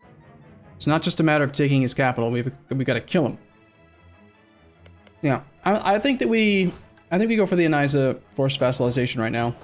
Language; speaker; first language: English; native; English